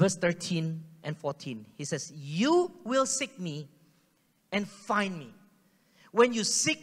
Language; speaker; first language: English; native; English